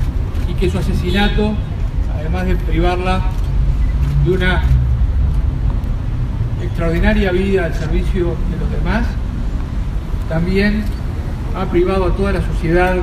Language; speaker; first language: Spanish; native; Spanish